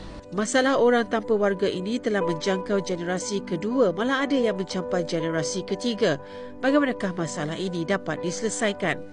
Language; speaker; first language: Malay; native; Malay